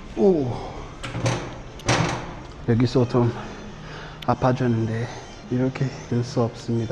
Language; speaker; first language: Korean; non-native, learner; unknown